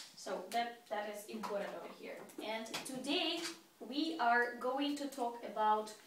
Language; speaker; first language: English; non-native, fluent; Russian